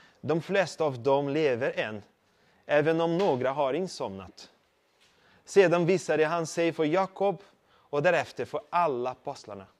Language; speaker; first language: Swedish; non-native, fluent; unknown